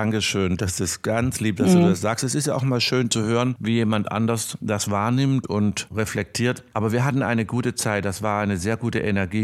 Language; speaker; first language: German; native; German